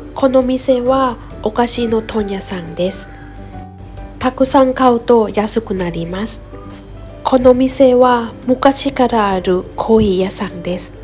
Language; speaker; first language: Japanese; non-native, fluent; Thai